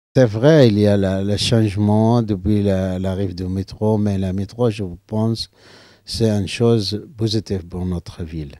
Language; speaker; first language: French; non-native, learner; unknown